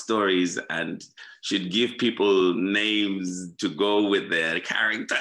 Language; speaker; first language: English; non-native, local second language; Shona